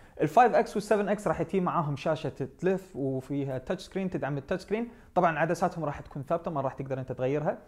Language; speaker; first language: Arabic; native; Arabic